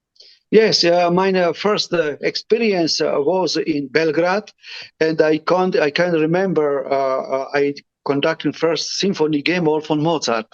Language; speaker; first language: English; non-native, learner; Romany